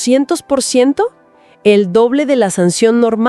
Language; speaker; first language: Spanish; native; Spanish